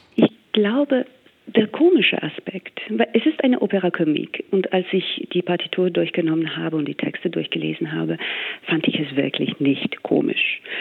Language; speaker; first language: German; non-native, fluent; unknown